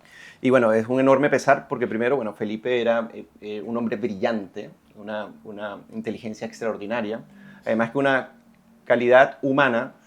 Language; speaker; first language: Spanish; native; Spanish